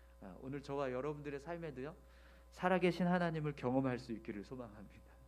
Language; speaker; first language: Korean; native; Korean